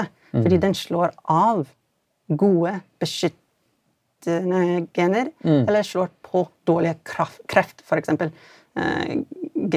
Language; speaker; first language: Swedish; non-native, fluent; English